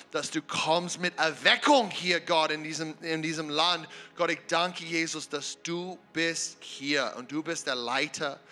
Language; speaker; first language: German; non-native, learner; English